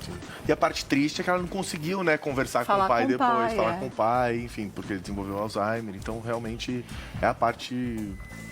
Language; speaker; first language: Portuguese; native; Portuguese